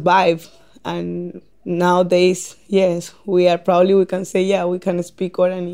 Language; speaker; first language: English; non-native, fluent; Spanish